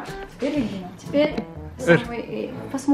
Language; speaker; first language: Russian; native; Russian